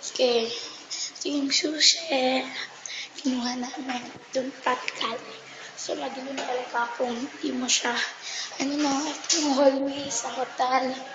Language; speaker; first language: Filipino; non-native, local second language; Cebuano